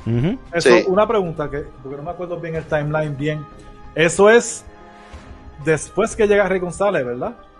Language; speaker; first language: Spanish; native; Spanish